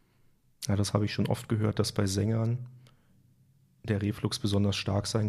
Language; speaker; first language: German; native; German